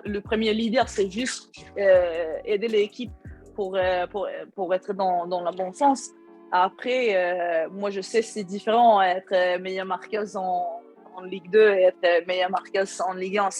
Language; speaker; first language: French; non-native, learner; Swedish